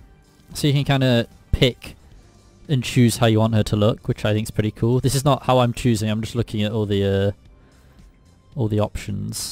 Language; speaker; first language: English; native; English